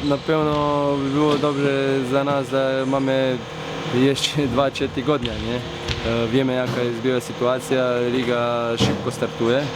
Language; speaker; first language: Polish; non-native, learner; Croatian